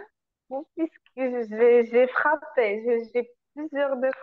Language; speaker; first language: French; non-native, learner; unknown